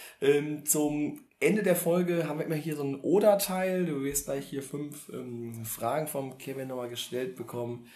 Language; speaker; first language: German; native; German